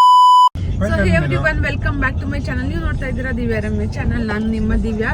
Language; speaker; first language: Kannada; native; Kannada